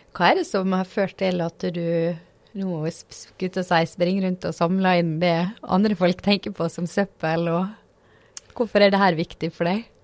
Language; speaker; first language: Norwegian; native; Norwegian